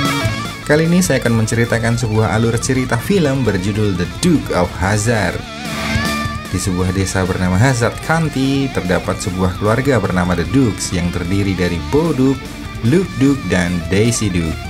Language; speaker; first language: Indonesian; native; Indonesian